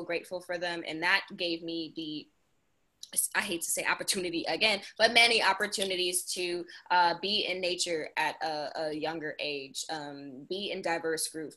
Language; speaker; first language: English; native; English